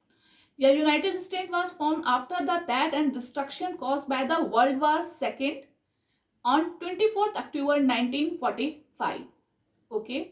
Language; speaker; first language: English; non-native, local second language; Hindi